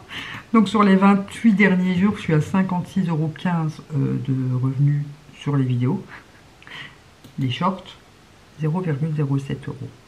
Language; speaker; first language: French; native; French